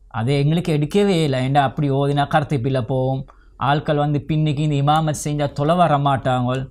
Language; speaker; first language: Tamil; native; Tamil